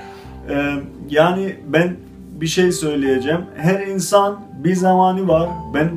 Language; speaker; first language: Turkish; non-native, learner; Azerbaijani